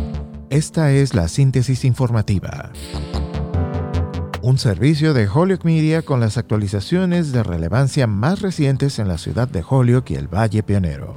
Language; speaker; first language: Spanish; native; Spanish